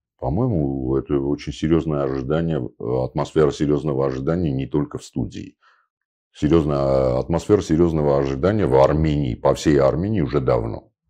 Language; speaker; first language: Russian; non-native, local second language; Armenian